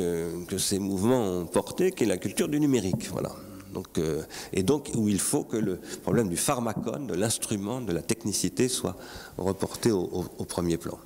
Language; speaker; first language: French; native; French